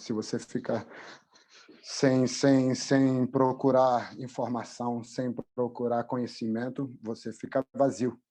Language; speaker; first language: Portuguese; non-native, fluent; French